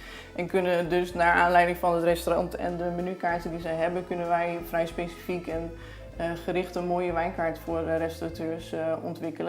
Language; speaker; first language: Dutch; native; Dutch